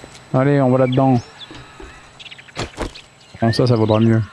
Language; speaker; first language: French; native; French